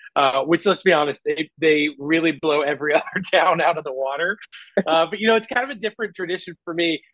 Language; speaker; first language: English; native; English